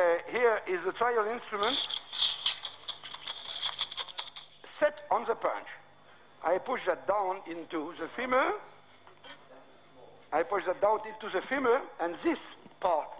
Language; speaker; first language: English; non-native, fluent; French